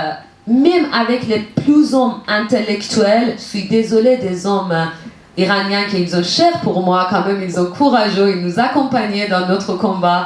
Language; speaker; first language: French; non-native, learner; Persian